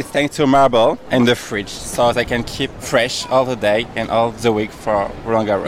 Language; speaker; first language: English; non-native, learner; French